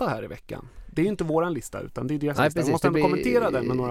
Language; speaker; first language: Swedish; native; Swedish